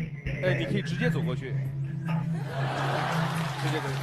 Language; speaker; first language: Chinese; native; Chinese